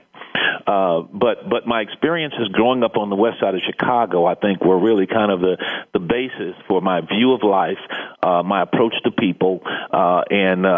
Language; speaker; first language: English; native; English